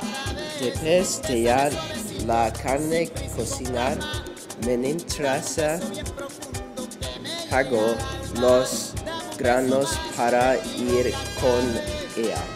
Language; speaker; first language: Spanish; non-native, learner; English